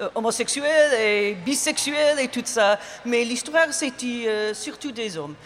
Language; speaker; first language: French; non-native, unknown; English